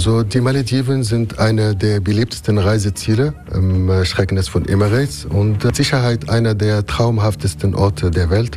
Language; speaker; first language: German; non-native, fluent; Arabic